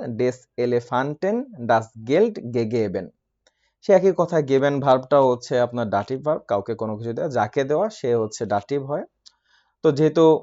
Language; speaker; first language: Bangla; native; Bangla